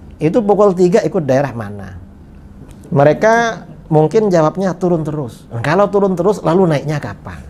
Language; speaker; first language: Malay; native; Malay